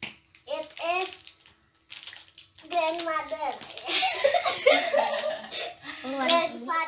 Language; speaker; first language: English; non-native, learner; Indonesian